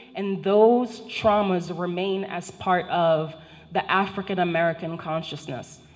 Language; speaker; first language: English; non-native, fluent; Haitian Creole